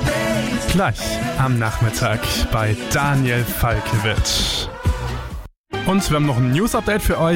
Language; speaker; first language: German; native; German